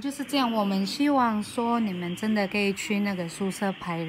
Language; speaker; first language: Chinese; non-native, fluent; Filipino